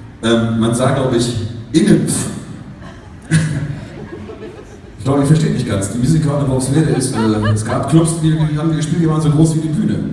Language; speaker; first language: German; native; German